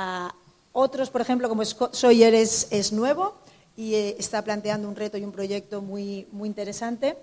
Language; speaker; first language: Spanish; native; Spanish